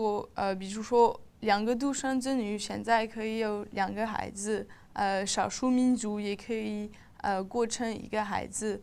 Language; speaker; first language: Chinese; non-native, learner; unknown